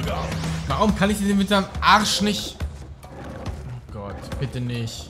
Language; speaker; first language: German; native; German